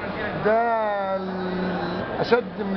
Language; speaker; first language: Arabic; native; Arabic